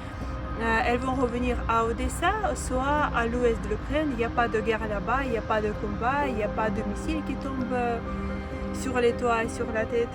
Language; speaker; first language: French; non-native, fluent; Russian